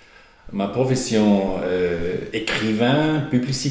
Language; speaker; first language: French; non-native, learner; German